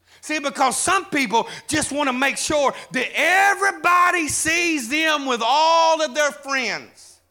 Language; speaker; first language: English; native; English